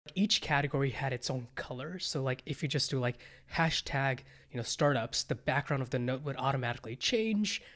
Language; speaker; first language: English; early bilingual, other home language; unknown